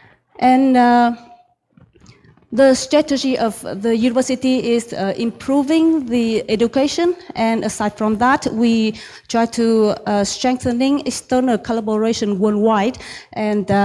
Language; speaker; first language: English; non-native, learner; Vietnamese